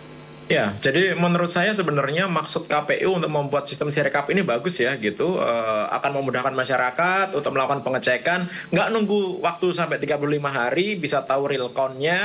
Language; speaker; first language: Indonesian; native; Indonesian